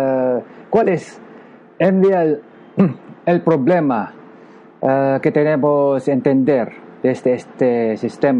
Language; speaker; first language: Spanish; non-native, learner; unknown